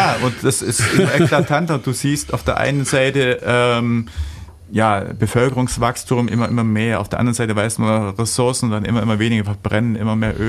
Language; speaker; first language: German; native; German